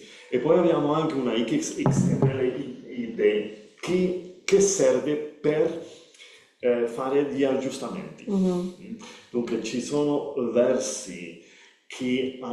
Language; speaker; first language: Italian; non-native, learner; Spanish